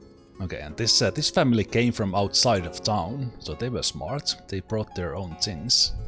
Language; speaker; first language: English; non-native, fluent; Finnish